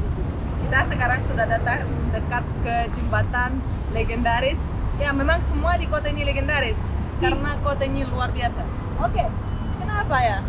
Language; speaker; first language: Indonesian; non-native, fluent; Russian